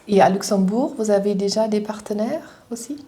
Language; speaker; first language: French; non-native, fluent; German